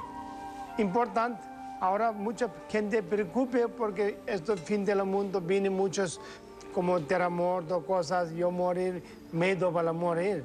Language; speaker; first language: Spanish; non-native, learner; Tibetan